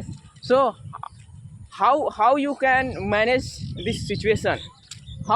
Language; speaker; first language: English; non-native, learner; Hindi